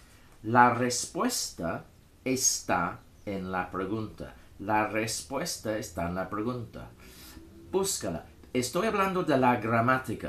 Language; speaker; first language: Spanish; non-native, fluent; English